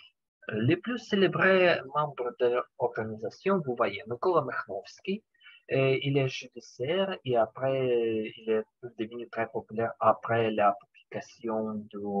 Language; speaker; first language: French; non-native, learner; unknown